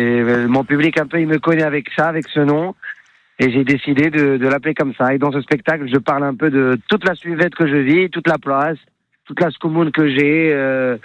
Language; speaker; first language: French; non-native, local second language; Arabic